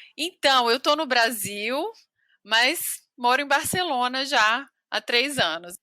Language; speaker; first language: Portuguese; native; Portuguese